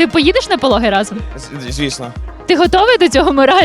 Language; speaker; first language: Ukrainian; native; Ukrainian